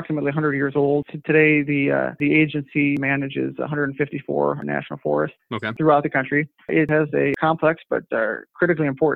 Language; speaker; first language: English; native; English